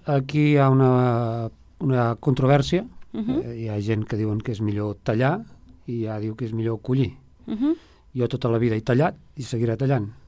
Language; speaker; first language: Catalan; native; Catalan